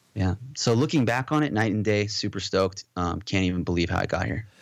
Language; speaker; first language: English; native; English